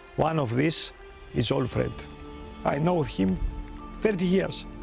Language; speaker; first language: English; non-native, learner; Greek